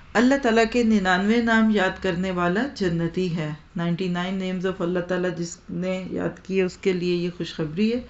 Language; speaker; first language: Urdu; non-native, local second language; Punjabi